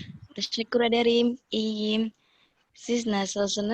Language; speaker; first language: Turkish; non-native, learner; Indonesian